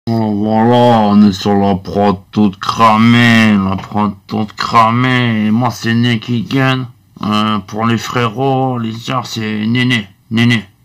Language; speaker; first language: French; native; French